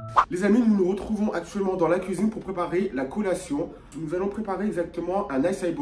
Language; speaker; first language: French; native; French